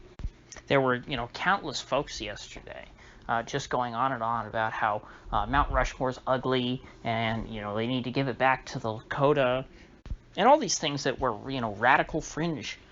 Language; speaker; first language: English; native; English